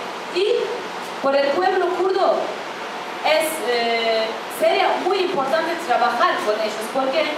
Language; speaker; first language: Spanish; non-native, fluent; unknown